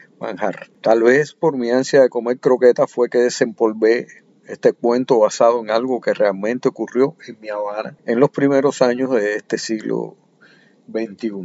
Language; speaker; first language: Spanish; native; Spanish